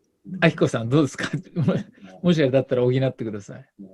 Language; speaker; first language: Japanese; native; Japanese